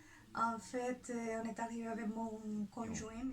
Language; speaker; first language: French; non-native, fluent; Spanish